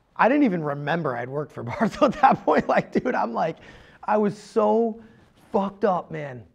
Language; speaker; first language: English; native; English